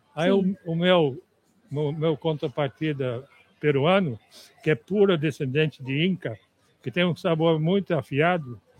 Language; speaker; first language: Portuguese; non-native, fluent; Dutch